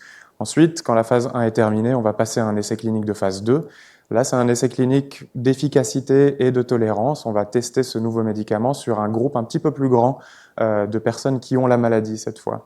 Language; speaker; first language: French; native; French